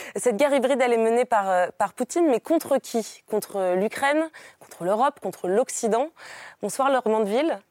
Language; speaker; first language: French; native; French